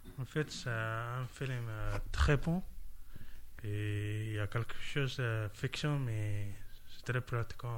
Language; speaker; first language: French; non-native, learner; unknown